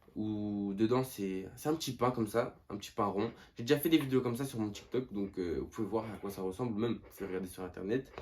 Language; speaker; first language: French; early bilingual, other home language; Portuguese